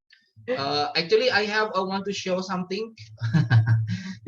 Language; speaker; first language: English; non-native, learner; Indonesian